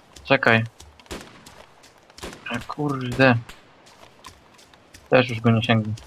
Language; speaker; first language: Polish; native; Polish